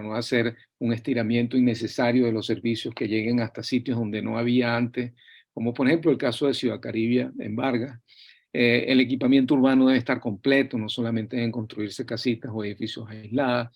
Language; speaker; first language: Spanish; native; Spanish